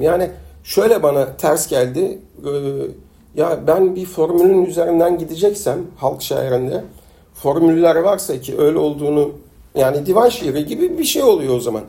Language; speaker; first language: Turkish; native; Turkish